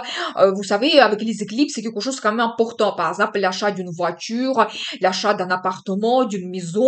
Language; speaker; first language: French; non-native, fluent; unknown